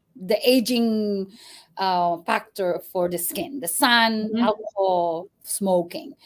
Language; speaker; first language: English; non-native, local second language; Cebuano